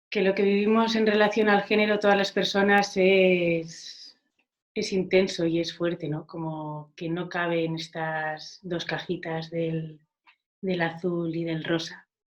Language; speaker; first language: Spanish; non-native, local second language; Catalan